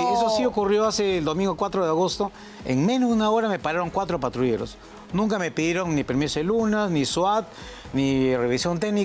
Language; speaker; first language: Spanish; native; Spanish